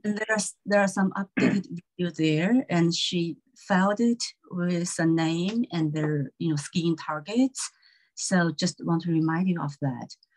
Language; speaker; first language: English; non-native, fluent; Chinese